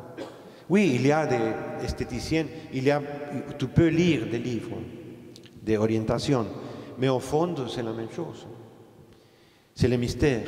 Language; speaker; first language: French; non-native, fluent; Spanish